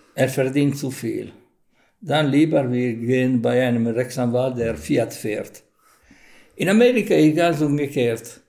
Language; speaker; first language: German; non-native, fluent; Italian